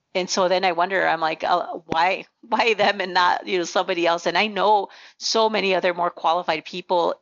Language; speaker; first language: English; early bilingual, other home language; Spanish